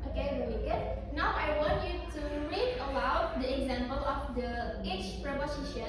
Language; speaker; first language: English; non-native, fluent; Indonesian